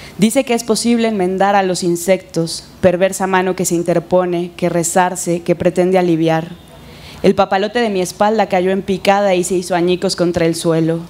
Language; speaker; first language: Spanish; native; Spanish